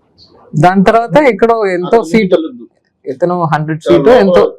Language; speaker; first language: Telugu; non-native, learner; Tamil